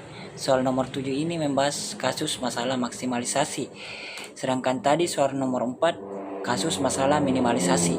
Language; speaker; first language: Indonesian; native; Indonesian